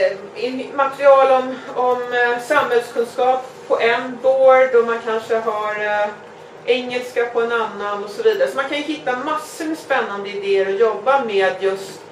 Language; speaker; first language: Swedish; native; Swedish